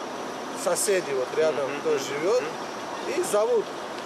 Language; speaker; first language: Russian; non-native, local second language; Georgian